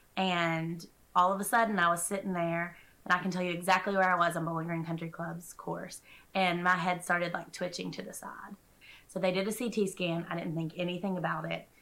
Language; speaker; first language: English; native; English